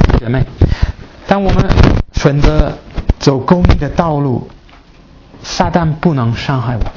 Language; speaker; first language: Chinese; non-native, fluent; English